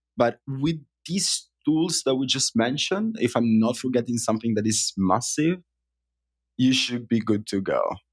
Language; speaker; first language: English; non-native, fluent; Italian